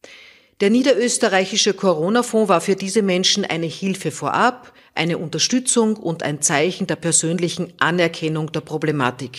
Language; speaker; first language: German; native; German